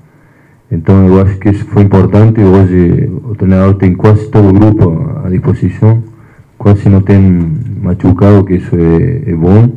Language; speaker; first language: Portuguese; non-native, fluent; Spanish